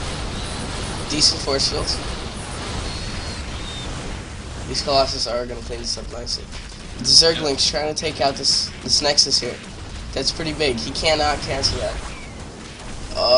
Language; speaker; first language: English; native; English